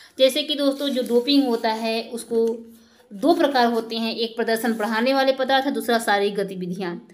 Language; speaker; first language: Hindi; native; Hindi